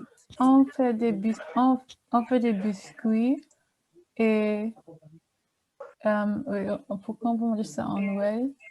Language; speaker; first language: French; early bilingual, heritage; German